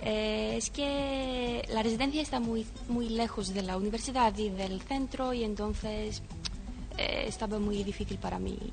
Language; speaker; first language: Spanish; non-native, learner; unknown